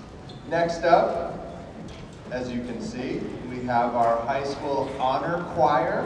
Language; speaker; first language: English; native; English